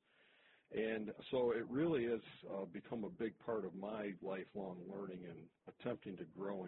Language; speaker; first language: English; native; English